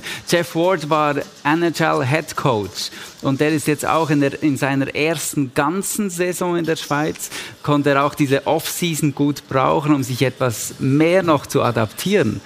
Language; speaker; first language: German; native; German